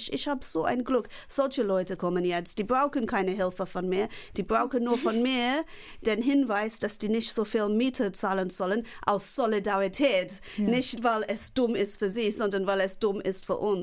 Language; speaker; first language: German; non-native, fluent; English